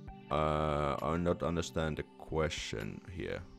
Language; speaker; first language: English; non-native, fluent; Finnish